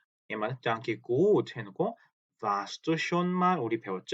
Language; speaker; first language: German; non-native, fluent; Korean